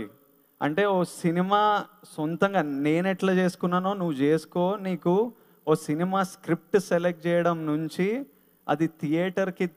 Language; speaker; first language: Telugu; native; Telugu